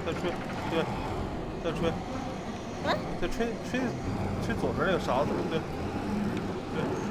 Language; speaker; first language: Chinese; native; Chinese